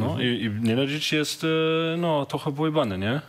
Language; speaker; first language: Polish; non-native, learner; German